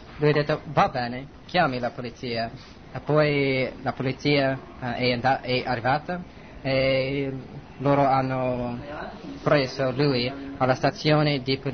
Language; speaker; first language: Italian; non-native, learner; English